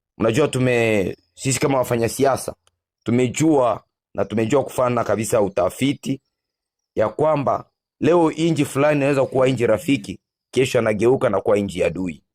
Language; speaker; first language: Swahili; non-native, local second language; Nande